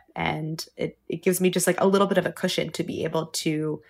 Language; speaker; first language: English; native; English